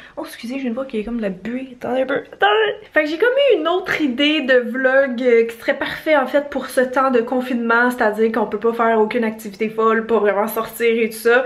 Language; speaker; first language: French; native; French